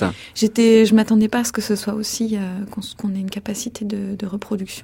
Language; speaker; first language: French; native; French